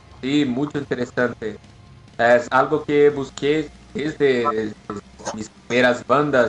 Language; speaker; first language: Spanish; non-native, learner; Portuguese